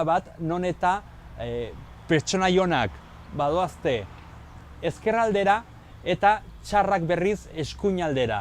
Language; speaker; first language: Basque; native; Basque